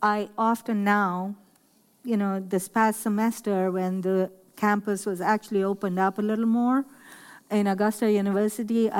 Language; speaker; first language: English; non-native, local second language; Urdu